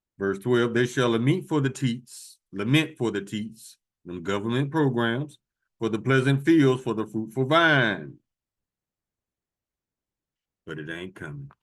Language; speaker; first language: English; native; English